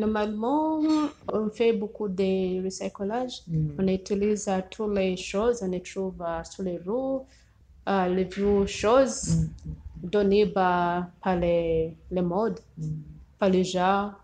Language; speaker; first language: French; non-native, learner; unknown